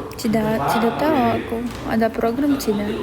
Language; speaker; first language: Indonesian; non-native, learner; Russian